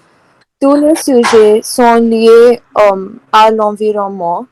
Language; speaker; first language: French; non-native, learner; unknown